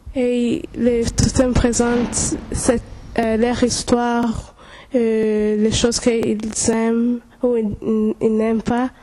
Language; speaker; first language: French; non-native, local second language; Kinyarwanda